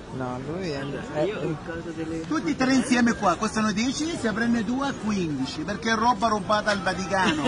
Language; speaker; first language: Italian; non-native, learner; Bambara